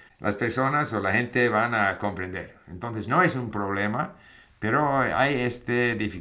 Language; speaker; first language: Spanish; non-native, fluent; English